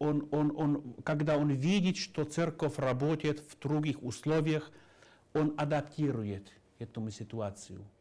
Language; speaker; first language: Russian; non-native, fluent; Finnish